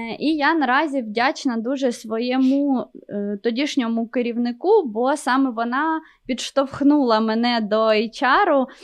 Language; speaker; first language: Ukrainian; non-native, local second language; Russian